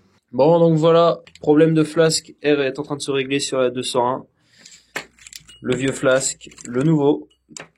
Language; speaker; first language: French; native; French